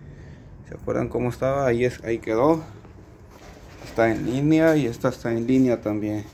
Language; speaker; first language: Spanish; native; Spanish